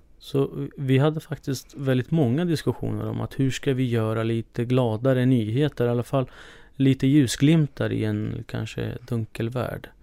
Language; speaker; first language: Swedish; early bilingual, other home language; Kurdish